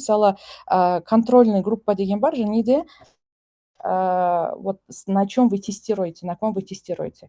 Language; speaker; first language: Russian; non-native, local second language; Kazakh